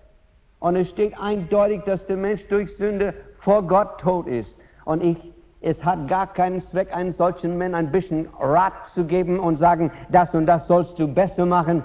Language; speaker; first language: German; non-native, fluent; English